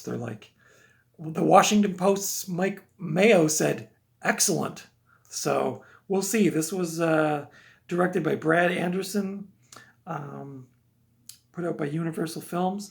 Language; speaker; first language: English; native; English